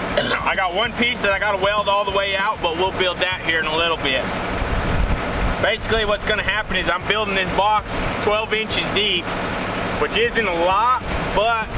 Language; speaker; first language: English; native; English